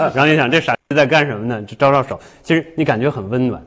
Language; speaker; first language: Chinese; native; Chinese